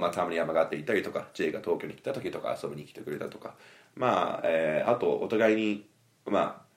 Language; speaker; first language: Japanese; non-native, fluent; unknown